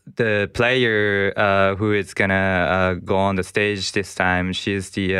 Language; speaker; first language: English; non-native, learner; Japanese